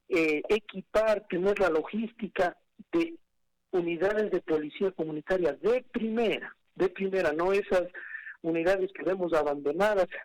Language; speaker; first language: Spanish; native; Spanish